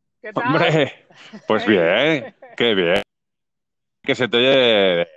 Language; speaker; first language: Spanish; native; Spanish